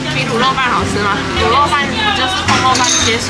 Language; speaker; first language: Chinese; native; Chinese